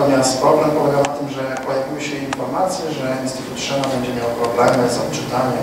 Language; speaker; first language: Polish; native; Polish